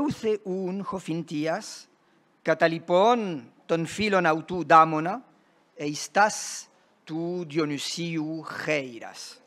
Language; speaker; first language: Greek; non-native, fluent; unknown